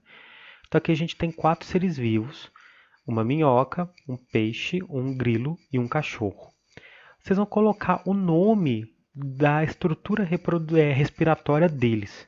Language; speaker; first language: Portuguese; native; Portuguese